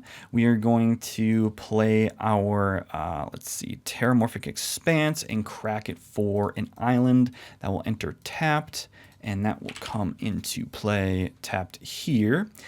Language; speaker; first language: English; native; English